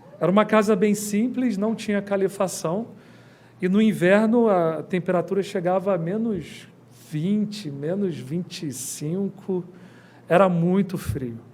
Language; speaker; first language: Portuguese; native; Portuguese